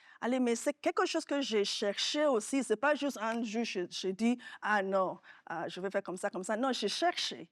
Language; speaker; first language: French; non-native, fluent; Yoruba